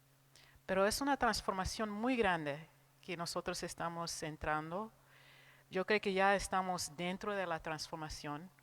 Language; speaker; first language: Spanish; non-native, fluent; Portuguese